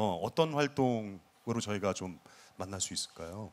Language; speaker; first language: Korean; native; Korean